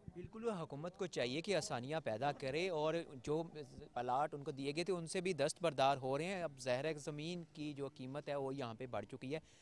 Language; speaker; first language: Urdu; non-native, local second language; Pahari-Potwari